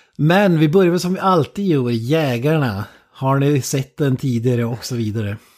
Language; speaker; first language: Swedish; native; Swedish